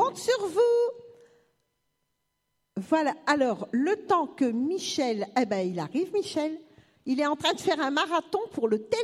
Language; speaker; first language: French; native; French